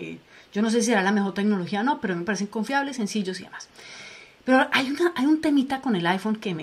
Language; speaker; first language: Spanish; native; Spanish